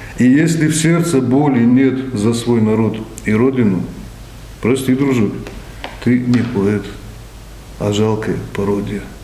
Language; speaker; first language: Russian; non-native, local second language; Ossetic